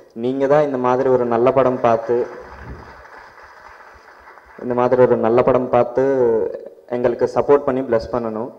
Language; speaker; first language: Tamil; non-native, learner; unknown